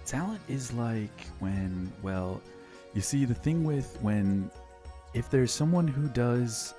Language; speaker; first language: English; native; English